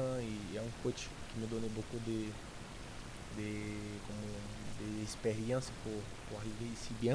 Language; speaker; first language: French; non-native, learner; Portuguese